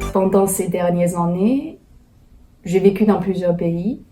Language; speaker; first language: French; non-native, fluent; Chinese